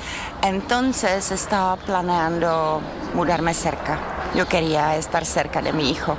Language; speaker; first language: Spanish; non-native, fluent; Czech